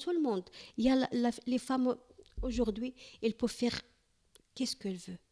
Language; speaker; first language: French; non-native, learner; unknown